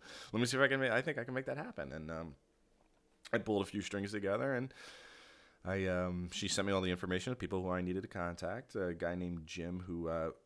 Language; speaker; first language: English; native; English